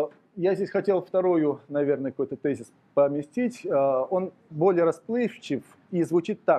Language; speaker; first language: Russian; native; Russian